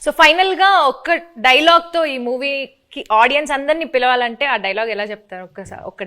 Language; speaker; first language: Telugu; native; Telugu